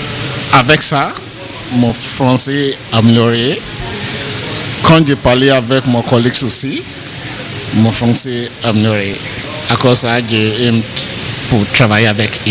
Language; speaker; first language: French; non-native, learner; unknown